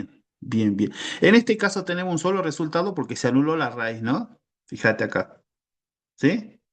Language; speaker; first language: Spanish; native; Spanish